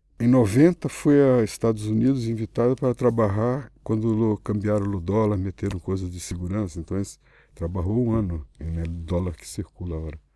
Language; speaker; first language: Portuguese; native; Portuguese